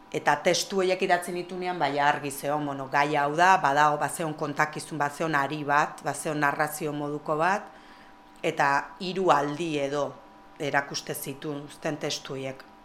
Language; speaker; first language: Basque; native; Basque